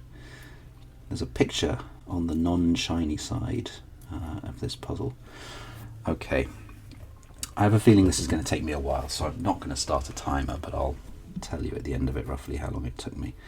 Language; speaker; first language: English; native; English